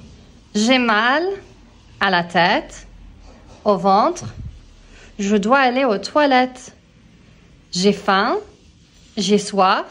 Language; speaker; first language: French; non-native, fluent; English